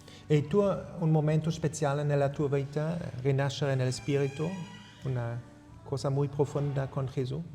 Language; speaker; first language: Italian; non-native, fluent; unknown